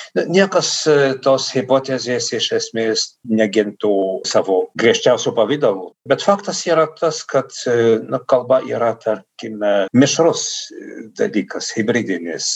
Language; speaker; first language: Lithuanian; non-native, fluent; Dutch